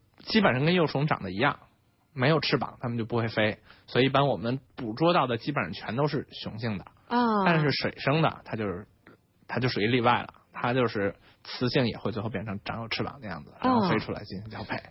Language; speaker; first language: Chinese; native; Chinese